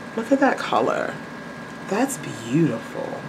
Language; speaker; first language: English; native; English